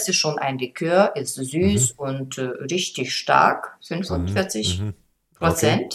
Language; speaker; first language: German; non-native, fluent; Lithuanian